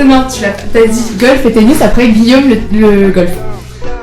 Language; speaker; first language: French; native; French